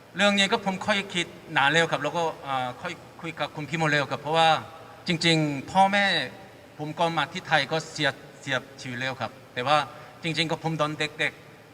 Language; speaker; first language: Thai; non-native, fluent; Korean